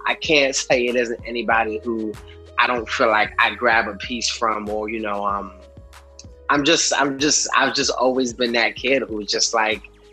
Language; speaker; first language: English; native; English